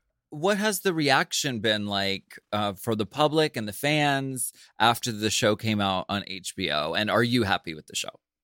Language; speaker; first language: English; native; English